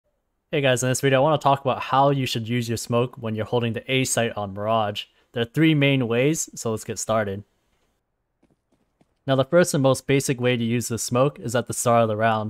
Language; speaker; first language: English; native; English